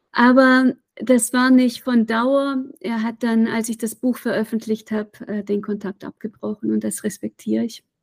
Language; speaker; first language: German; native; German